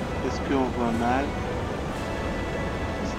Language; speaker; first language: French; native; French